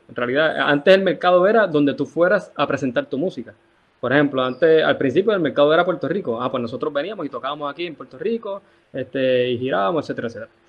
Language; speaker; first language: Spanish; native; Spanish